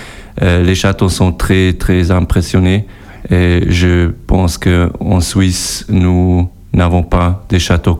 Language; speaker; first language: French; non-native, local second language; German